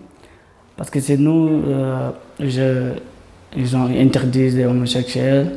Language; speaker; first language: French; non-native, learner; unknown